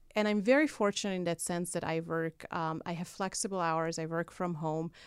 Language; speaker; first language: English; non-native, fluent; Hungarian